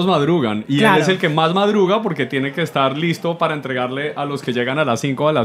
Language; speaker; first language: Spanish; native; Spanish